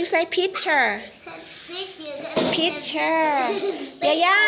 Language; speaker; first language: English; non-native, fluent; Thai